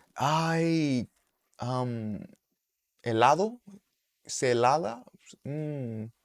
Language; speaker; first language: Spanish; non-native, learner; English